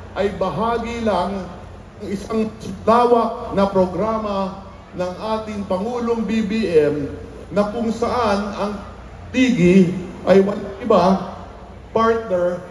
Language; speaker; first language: Filipino; native; Filipino